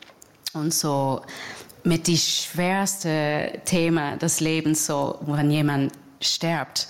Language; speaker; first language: German; non-native, learner; English